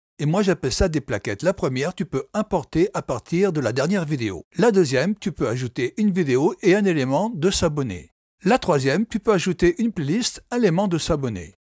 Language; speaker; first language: French; native; French